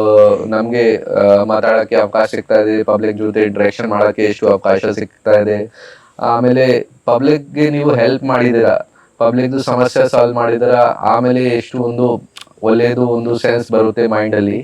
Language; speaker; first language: Kannada; non-native, local second language; Hindi